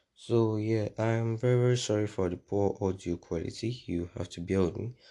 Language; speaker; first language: English; non-native, local second language; Yoruba